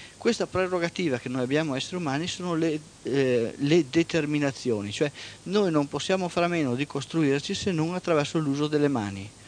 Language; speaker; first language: Italian; native; Italian